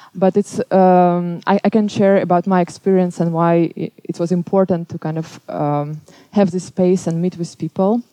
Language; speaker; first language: English; non-native, fluent; Belarusian